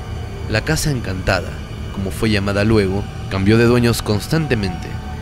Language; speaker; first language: Spanish; native; Spanish